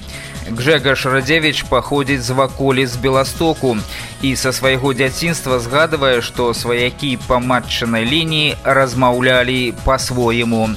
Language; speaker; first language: Belarusian; native; Belarusian